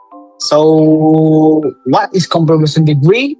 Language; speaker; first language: English; non-native, learner; Indonesian